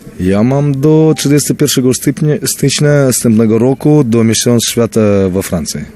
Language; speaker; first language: Polish; non-native, fluent; Russian